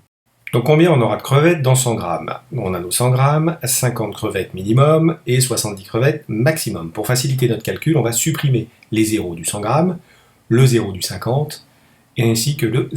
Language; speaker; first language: French; native; French